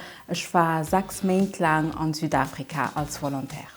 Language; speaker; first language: German; non-native, local second language; Luxembourgish